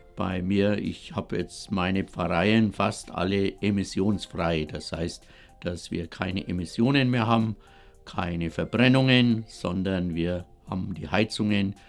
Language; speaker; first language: German; native; German